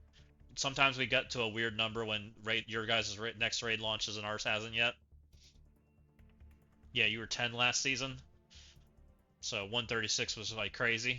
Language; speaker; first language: English; native; English